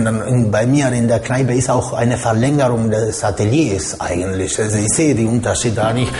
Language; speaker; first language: German; non-native, fluent; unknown